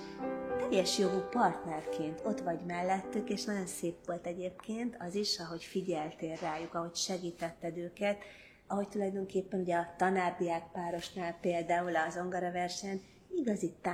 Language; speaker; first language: Hungarian; native; Hungarian